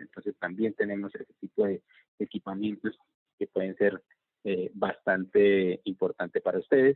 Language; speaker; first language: Spanish; native; Spanish